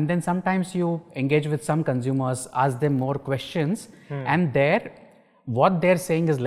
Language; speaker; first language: English; non-native, local second language; Marathi